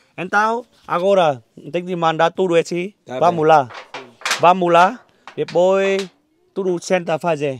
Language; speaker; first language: Portuguese; non-native, learner; Vietnamese